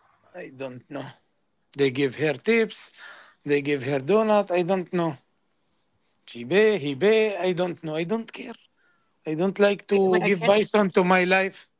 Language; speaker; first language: English; non-native, learner; Arabic